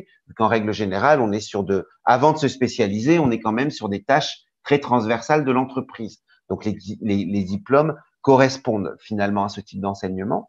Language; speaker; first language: French; native; French